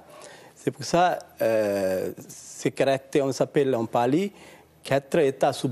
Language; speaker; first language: French; non-native, learner; Sinhala